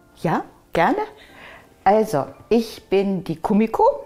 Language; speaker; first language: German; early bilingual, other home language; Japanese